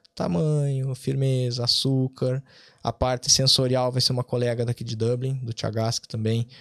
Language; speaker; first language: Portuguese; native; Portuguese